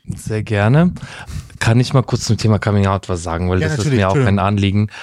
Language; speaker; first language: German; non-native, fluent; Russian